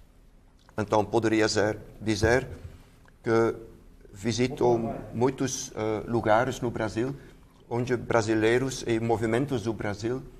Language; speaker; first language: Portuguese; non-native, fluent; Dutch